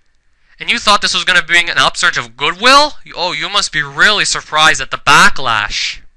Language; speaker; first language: English; native; English